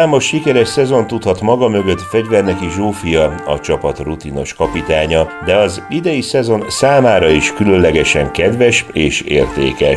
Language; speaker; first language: Hungarian; native; Hungarian